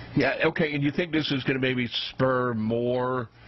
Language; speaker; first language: English; native; English